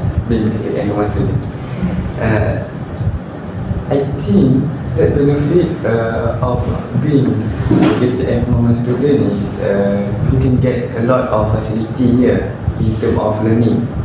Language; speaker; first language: English; non-native, learner; Malay